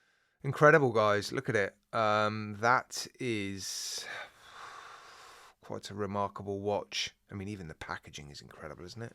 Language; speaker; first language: English; native; English